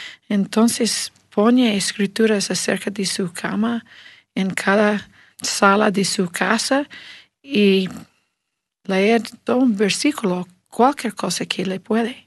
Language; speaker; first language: Spanish; non-native, learner; English